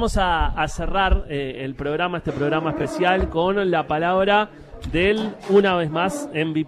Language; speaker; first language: Spanish; native; Spanish